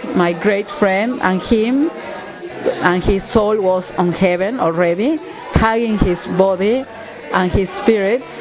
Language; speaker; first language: English; non-native, fluent; Spanish